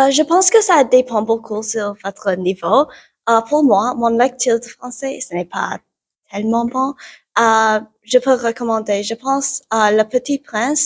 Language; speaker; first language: French; non-native, learner; English